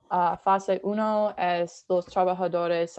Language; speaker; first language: Spanish; non-native, learner; English